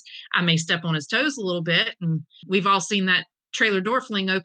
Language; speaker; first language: English; native; English